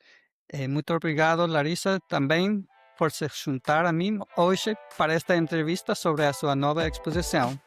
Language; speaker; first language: Portuguese; non-native, learner; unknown